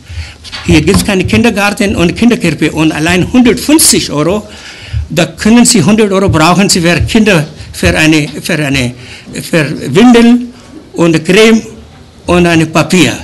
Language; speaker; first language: German; early bilingual, other home language; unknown